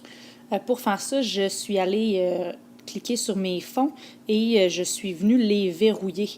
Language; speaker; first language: French; native; French